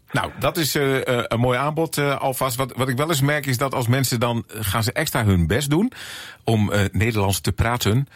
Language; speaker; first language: Dutch; native; Dutch